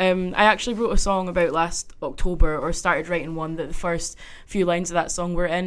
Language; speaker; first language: English; native; English